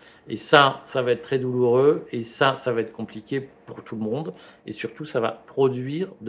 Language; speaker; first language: French; native; French